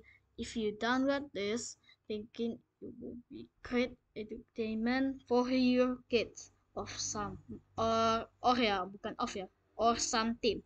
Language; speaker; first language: English; non-native, learner; Indonesian